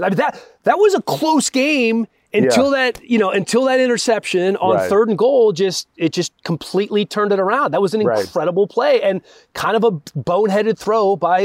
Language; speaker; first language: English; native; English